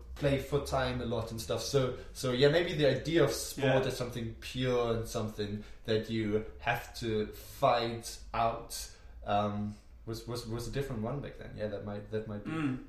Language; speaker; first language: English; non-native, fluent; German